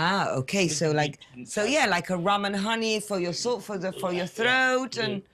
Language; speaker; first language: English; native; English